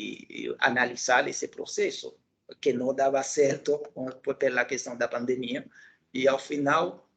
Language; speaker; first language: Portuguese; non-native, local second language; Haitian Creole